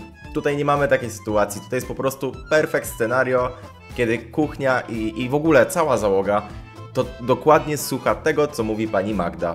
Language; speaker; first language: Polish; native; Polish